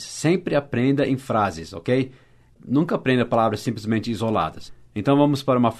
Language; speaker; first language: Portuguese; non-native, fluent; English